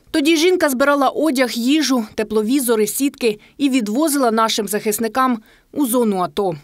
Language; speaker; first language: Ukrainian; native; Ukrainian